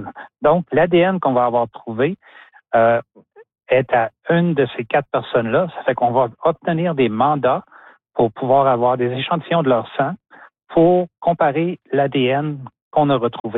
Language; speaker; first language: French; native; French